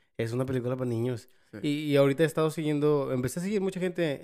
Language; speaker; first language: Spanish; early bilingual, heritage; Spanish